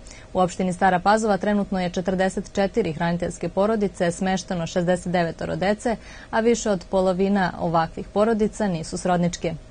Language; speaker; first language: Serbian; native; Serbian